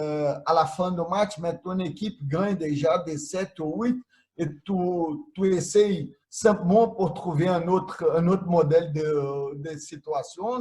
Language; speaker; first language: French; non-native, fluent; Portuguese